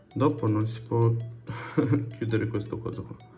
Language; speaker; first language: Italian; non-native, fluent; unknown